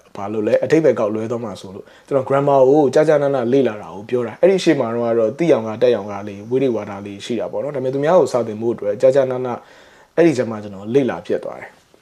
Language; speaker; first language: Burmese; native; Burmese